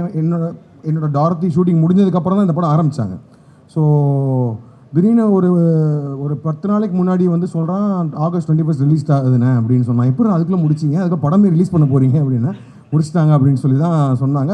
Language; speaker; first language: Tamil; native; Tamil